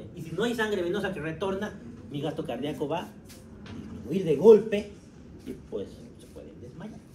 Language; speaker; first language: Spanish; native; Spanish